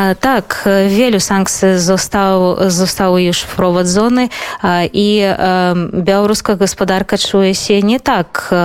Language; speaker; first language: Polish; non-native, fluent; Belarusian